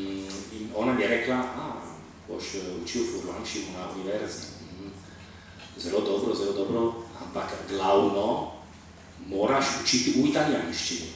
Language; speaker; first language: Slovenian; non-native, fluent; Italian